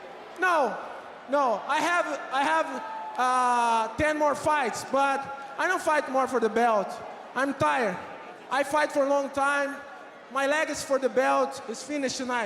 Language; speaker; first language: English; non-native, learner; Portuguese